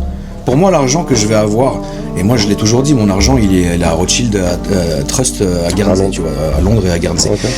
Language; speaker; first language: French; native; French